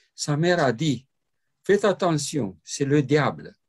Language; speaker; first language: French; non-native, fluent; Romanian